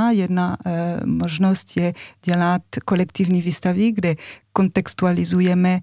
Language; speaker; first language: Czech; non-native, fluent; French